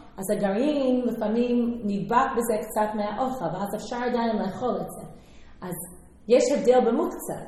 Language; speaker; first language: Hebrew; non-native, fluent; English